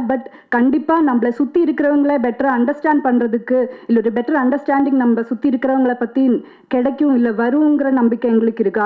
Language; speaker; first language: Tamil; non-native, fluent; Malayalam